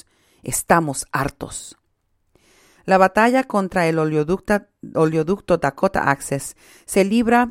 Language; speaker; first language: Spanish; native; Spanish